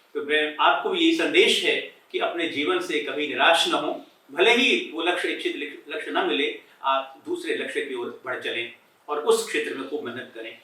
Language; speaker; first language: Hindi; native; Hindi